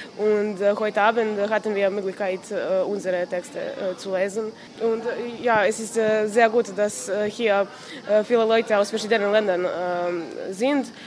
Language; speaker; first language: German; non-native, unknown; Serbian